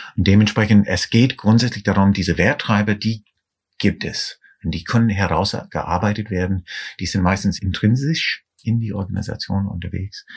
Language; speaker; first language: German; non-native, fluent; English